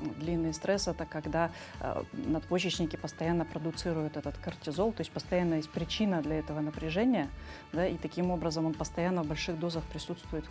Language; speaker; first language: Russian; native; Russian